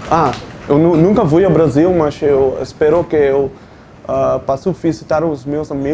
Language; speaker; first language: Portuguese; non-native, learner; Dutch